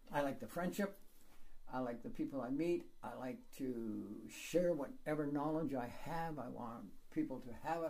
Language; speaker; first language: English; native; English